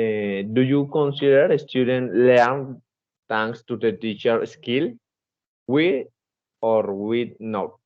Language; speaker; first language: English; non-native, learner; Spanish